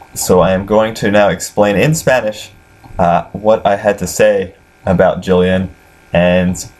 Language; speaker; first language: English; native; English